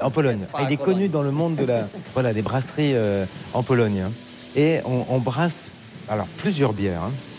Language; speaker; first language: French; native; French